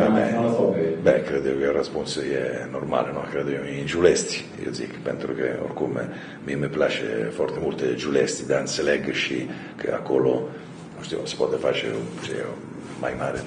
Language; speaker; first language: Romanian; non-native, fluent; Italian